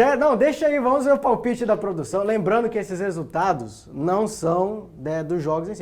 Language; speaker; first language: Portuguese; native; Portuguese